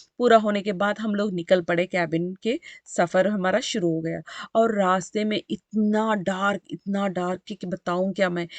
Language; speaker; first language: Hindi; non-native, local second language; Urdu